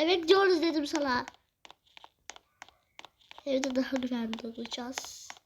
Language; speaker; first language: Turkish; native; Turkish